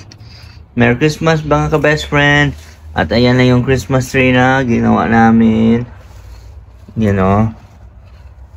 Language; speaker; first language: Filipino; non-native, local second language; Cebuano